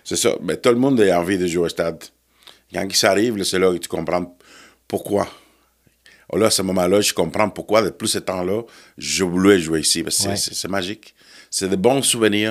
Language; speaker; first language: French; non-native, fluent; Spanish